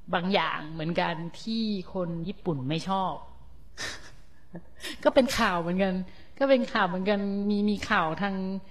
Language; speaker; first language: Thai; native; Thai